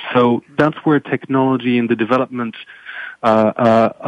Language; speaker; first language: English; non-native, fluent; French